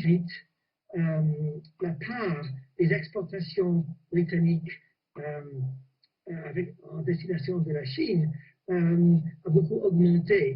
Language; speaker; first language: French; non-native, fluent; English